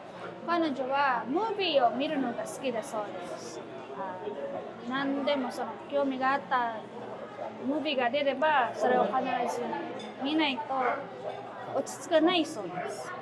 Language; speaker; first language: Japanese; non-native, fluent; Filipino